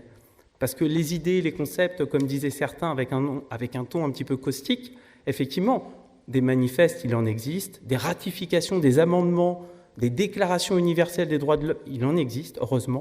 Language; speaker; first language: French; native; French